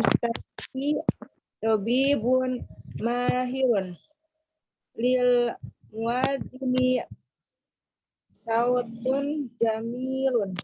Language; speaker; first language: Arabic; non-native, learner; Indonesian